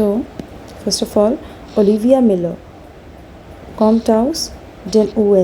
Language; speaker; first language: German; non-native, learner; Hindi